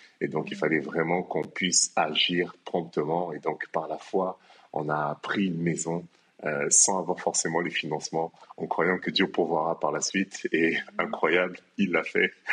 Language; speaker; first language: French; early bilingual, other home language; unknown